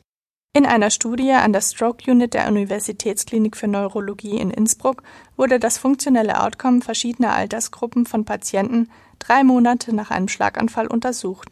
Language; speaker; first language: German; native; German